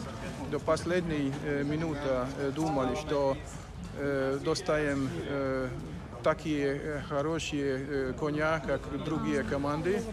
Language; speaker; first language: Russian; non-native, learner; Hungarian